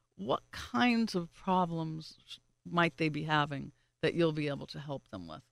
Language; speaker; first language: English; native; English